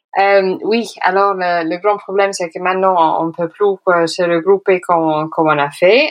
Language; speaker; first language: French; non-native, fluent; English